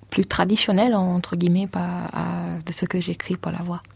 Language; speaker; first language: French; non-native, fluent; English